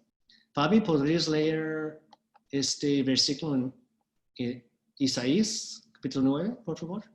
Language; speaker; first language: Spanish; non-native, fluent; English